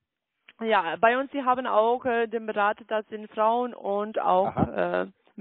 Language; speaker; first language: German; non-native, learner; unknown